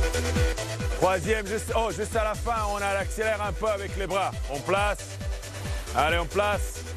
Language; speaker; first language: French; non-native, fluent; Serbian